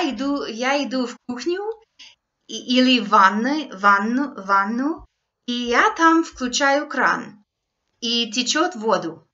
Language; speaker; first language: Russian; non-native, fluent; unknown